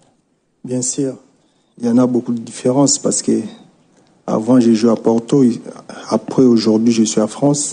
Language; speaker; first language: French; non-native, local second language; Lingala